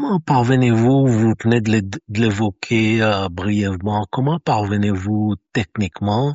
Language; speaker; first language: French; native; French